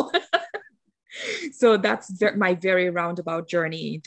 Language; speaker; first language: English; non-native, local second language; Bangla